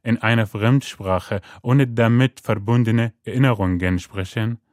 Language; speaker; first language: German; non-native, fluent; Arabic